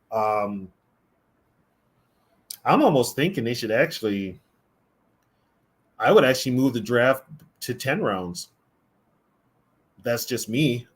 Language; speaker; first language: English; native; English